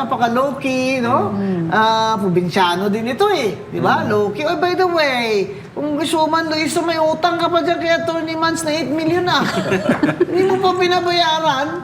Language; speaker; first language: Filipino; non-native, local second language; Cebuano